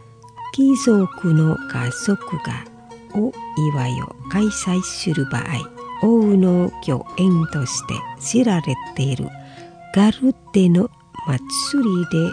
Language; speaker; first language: Japanese; non-native, fluent; Indonesian